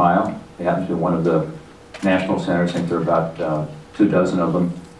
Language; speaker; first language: English; native; English